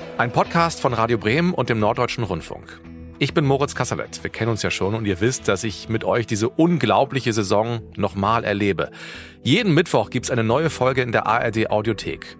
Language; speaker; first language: German; native; German